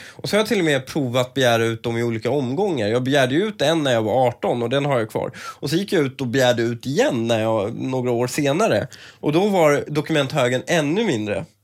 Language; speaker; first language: Swedish; early bilingual, other home language; Persian